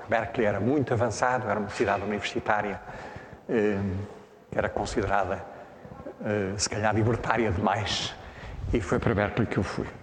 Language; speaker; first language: Portuguese; native; Portuguese